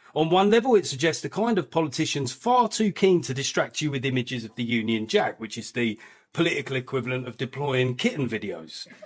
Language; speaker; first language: English; native; English